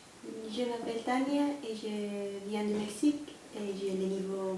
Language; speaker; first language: French; non-native, learner; Spanish